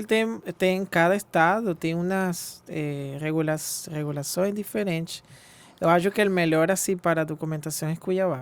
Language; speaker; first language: Portuguese; non-native, fluent; Spanish